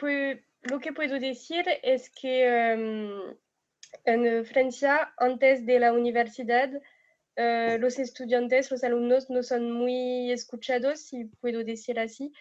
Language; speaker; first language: Spanish; non-native, fluent; French